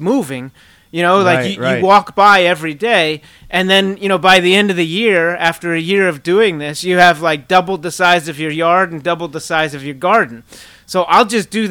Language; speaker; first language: English; native; English